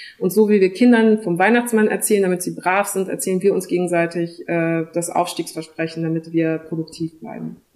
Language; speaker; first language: German; early bilingual, other home language; French